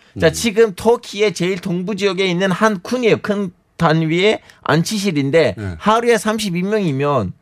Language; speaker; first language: Korean; non-native, fluent; Turkish